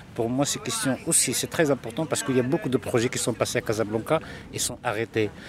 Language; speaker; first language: French; non-native, local second language; Arabic